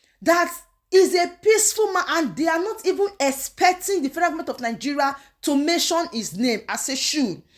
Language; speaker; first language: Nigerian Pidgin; non-native, local second language; Igbo